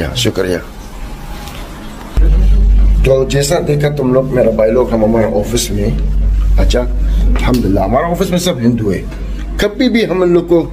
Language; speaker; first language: Hindi; non-native, learner; Arabic